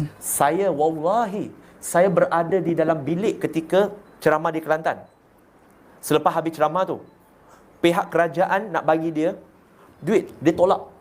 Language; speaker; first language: Malay; non-native, local second language; Chinese